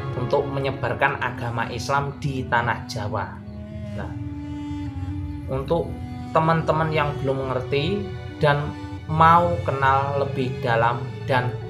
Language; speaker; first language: Indonesian; non-native, local second language; Javanese